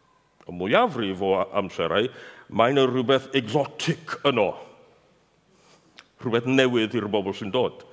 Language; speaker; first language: Welsh; non-native, fluent; English